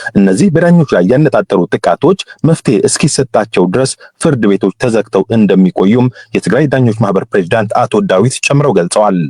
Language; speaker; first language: Amharic; non-native, local second language; Tigrinya